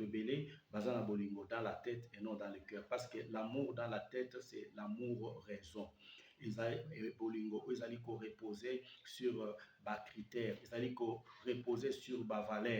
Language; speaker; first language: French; non-native, local second language; Lingala